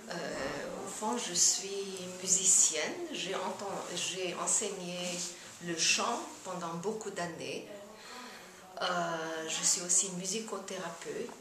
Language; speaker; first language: French; non-native, fluent; German